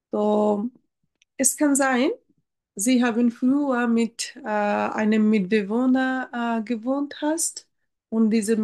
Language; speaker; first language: German; non-native, learner; Bangla